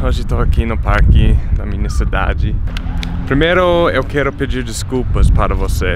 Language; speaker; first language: Portuguese; non-native, fluent; English